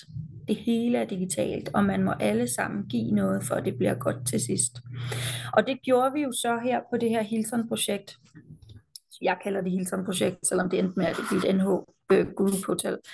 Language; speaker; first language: Danish; native; Danish